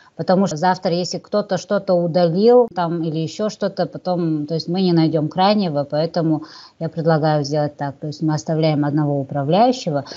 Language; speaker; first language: Russian; non-native, local second language; Kazakh